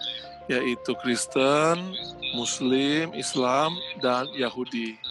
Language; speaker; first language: Indonesian; native; Indonesian